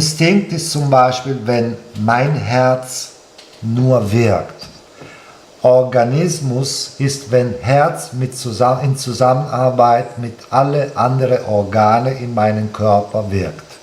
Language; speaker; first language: German; non-native, fluent; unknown